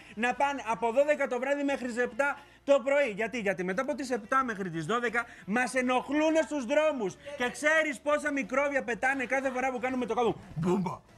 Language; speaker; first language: Greek; non-native, fluent; Spanish